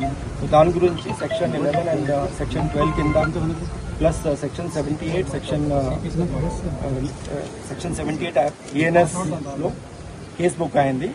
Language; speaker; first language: Telugu; non-native, learner; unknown